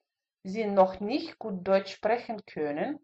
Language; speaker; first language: German; non-native, fluent; Russian